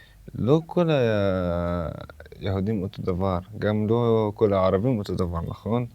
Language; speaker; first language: Hebrew; non-native, local second language; Arabic